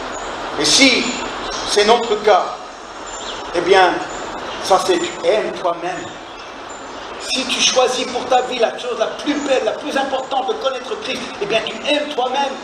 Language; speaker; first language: French; native; French